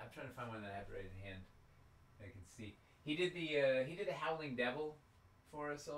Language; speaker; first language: English; native; English